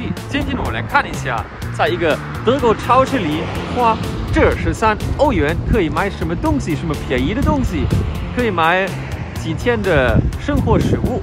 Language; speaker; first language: Chinese; non-native, fluent; German